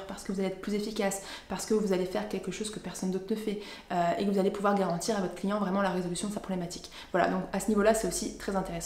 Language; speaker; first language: French; native; French